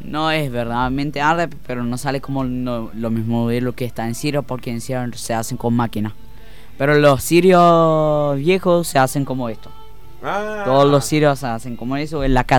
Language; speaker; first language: Spanish; non-native, learner; Arabic